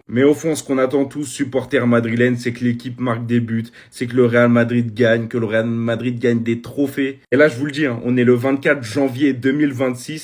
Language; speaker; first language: French; native; French